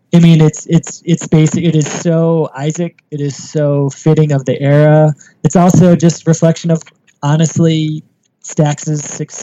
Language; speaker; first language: English; native; English